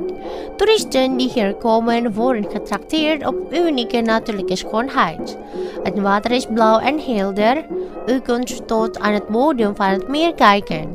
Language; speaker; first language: Dutch; non-native, fluent; Indonesian